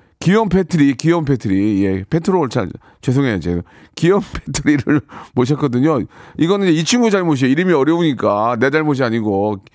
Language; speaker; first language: Korean; native; Korean